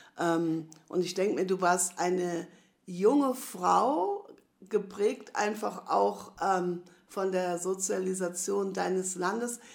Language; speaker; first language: German; native; German